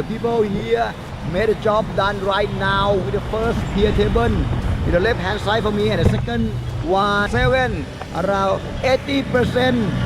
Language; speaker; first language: English; non-native, learner; Thai